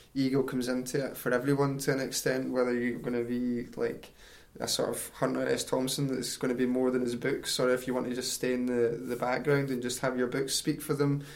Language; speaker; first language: English; native; English